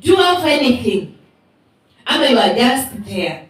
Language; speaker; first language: English; non-native, local second language; Swahili